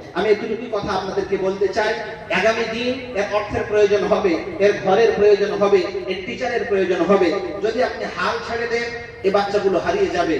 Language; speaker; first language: Bangla; native; Bangla